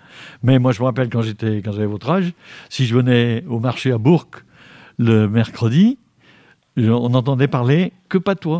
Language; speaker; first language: French; native; French